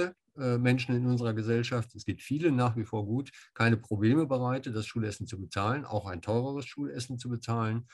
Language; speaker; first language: German; native; German